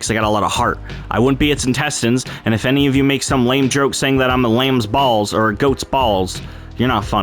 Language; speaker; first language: English; native; English